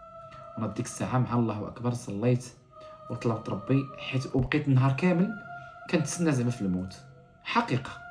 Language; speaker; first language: Arabic; native; Arabic